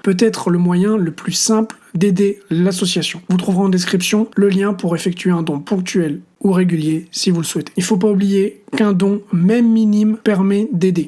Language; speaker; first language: French; native; French